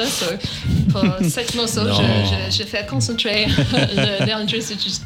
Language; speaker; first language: French; non-native, learner; English